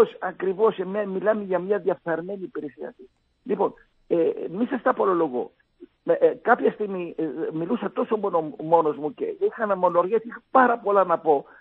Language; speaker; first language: Greek; non-native, fluent; Arabic